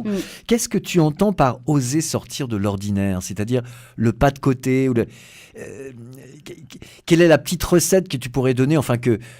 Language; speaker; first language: French; native; French